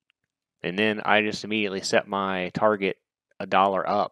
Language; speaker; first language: English; native; English